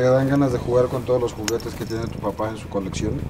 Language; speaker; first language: Spanish; native; Spanish